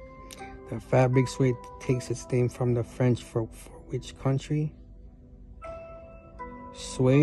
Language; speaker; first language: English; native; English